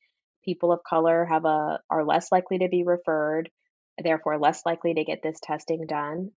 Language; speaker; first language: English; native; English